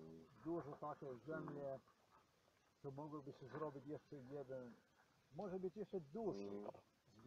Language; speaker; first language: Polish; non-native, learner; Croatian